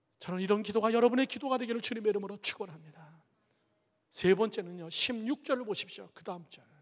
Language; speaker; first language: Korean; native; Korean